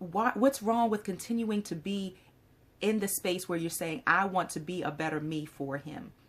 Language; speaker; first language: English; native; English